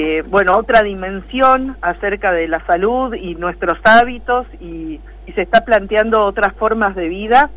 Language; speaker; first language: Spanish; native; Spanish